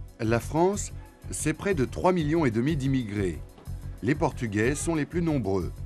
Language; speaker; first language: French; native; French